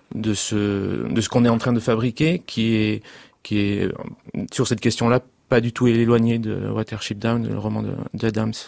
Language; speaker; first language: French; native; French